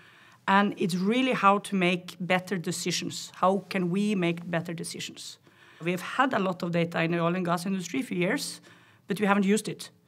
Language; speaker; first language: English; non-native, fluent; Norwegian